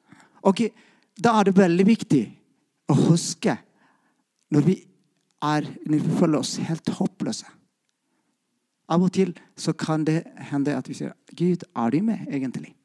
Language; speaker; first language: Norwegian; non-native, fluent; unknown